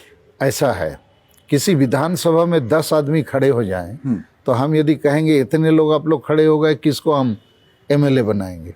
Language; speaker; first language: Hindi; non-native, local second language; Santali